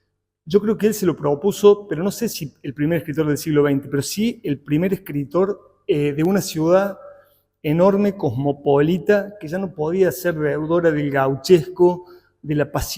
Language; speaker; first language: Spanish; native; Spanish